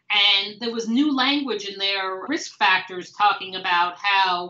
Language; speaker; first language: English; native; English